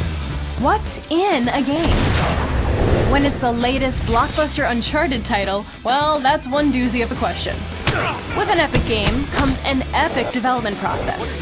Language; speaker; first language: English; native; English